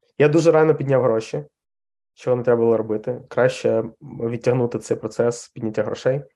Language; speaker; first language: Ukrainian; non-native, local second language; Russian